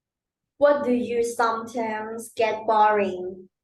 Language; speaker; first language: English; non-native, learner; Vietnamese